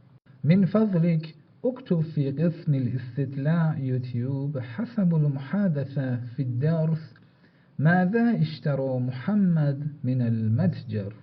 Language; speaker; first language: Arabic; non-native, fluent; Persian